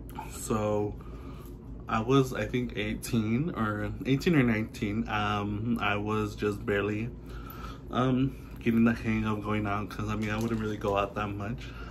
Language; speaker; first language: English; early bilingual, other home language; Spanish